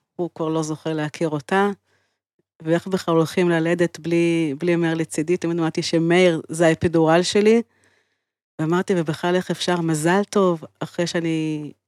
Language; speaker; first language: Hebrew; native; Hebrew